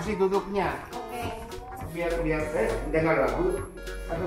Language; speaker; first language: Indonesian; native; Indonesian